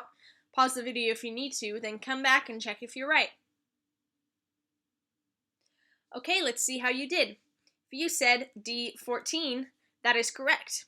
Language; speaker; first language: English; native; English